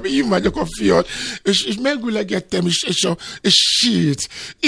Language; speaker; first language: Hungarian; non-native, learner; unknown